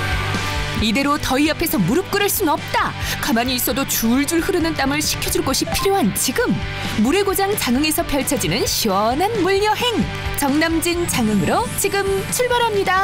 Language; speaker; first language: Korean; native; Korean